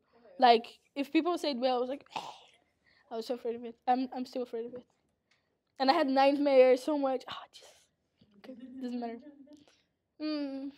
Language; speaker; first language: English; non-native, fluent; Portuguese